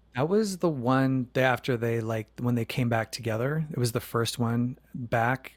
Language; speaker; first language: English; native; English